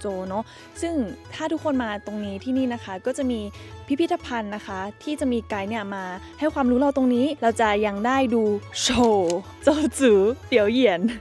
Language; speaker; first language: Thai; native; Thai